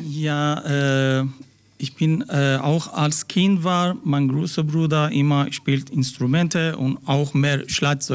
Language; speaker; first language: German; non-native, learner; Persian